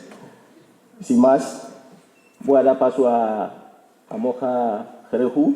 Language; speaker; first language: Spanish; non-native, fluent; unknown